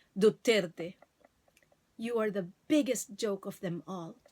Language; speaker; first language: English; non-native, local second language; Filipino